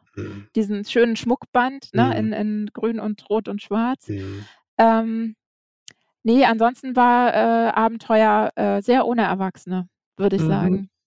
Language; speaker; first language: German; native; German